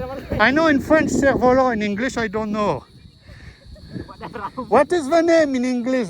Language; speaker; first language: English; non-native, learner; French